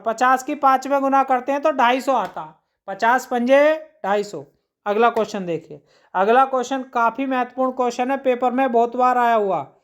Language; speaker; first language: Hindi; native; Hindi